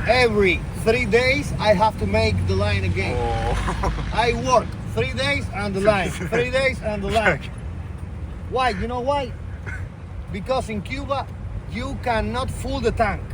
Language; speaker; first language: English; non-native, fluent; Spanish